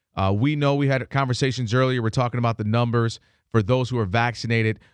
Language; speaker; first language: English; native; English